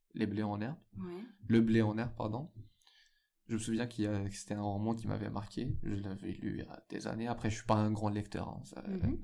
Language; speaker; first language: French; non-native, local second language; Arabic